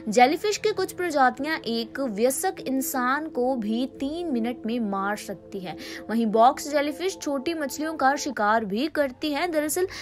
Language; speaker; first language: Hindi; native; Hindi